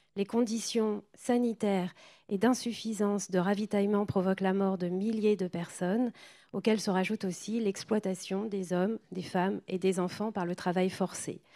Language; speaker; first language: French; native; French